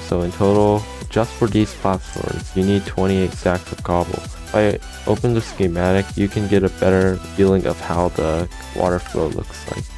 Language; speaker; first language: English; native; English